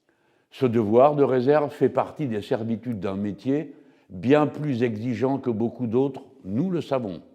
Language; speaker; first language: French; native; French